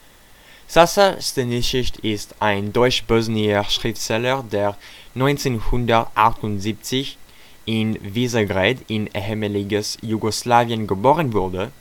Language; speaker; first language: German; non-native, learner; French